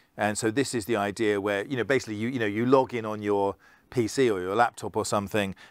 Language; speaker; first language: English; native; English